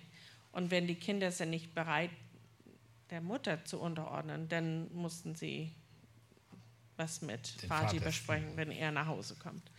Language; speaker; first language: German; non-native, fluent; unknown